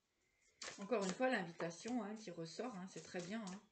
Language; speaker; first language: French; native; French